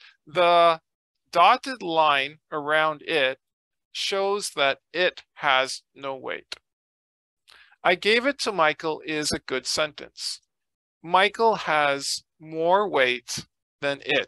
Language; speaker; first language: English; native; English